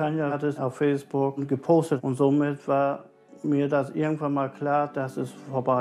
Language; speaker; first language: German; native; German